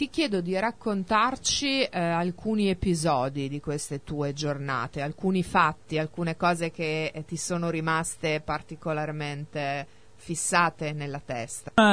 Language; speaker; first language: Italian; native; Italian